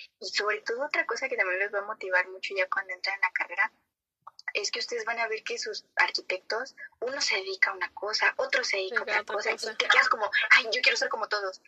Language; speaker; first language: Spanish; native; Spanish